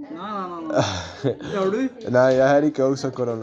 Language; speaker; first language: Norwegian; non-native, learner; Spanish